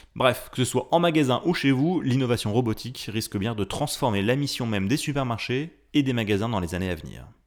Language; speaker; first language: French; native; French